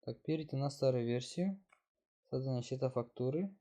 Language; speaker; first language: Russian; non-native, local second language; Kazakh